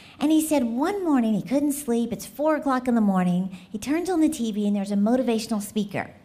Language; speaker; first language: English; native; English